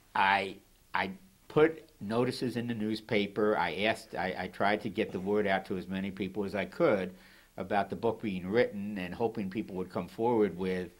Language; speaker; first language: English; native; English